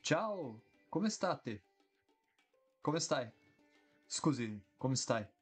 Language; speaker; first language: Italian; non-native, learner; Portuguese